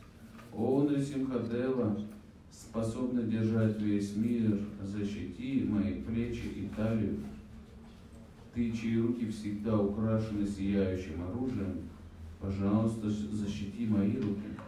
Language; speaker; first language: Russian; native; Russian